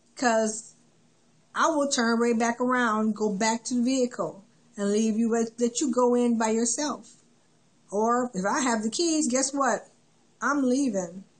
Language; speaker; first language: English; native; English